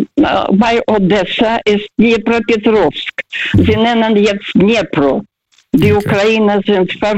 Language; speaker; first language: German; non-native, fluent; Russian